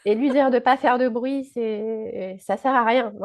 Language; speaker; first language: French; native; French